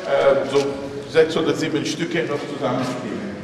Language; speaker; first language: German; non-native, fluent; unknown